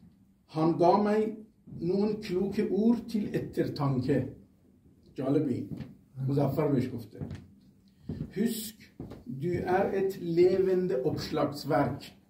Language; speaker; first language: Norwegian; non-native, fluent; Persian